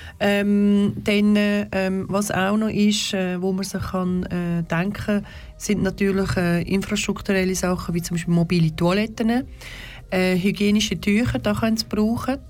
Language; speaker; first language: German; early bilingual, other home language; Turkish